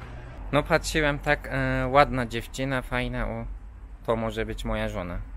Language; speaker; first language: Polish; non-native, fluent; Turkish